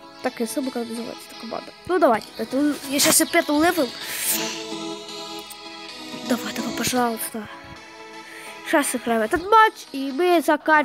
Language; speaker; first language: Russian; non-native, fluent; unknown